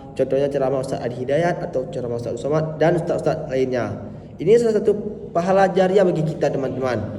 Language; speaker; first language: Malay; non-native, local second language; Achinese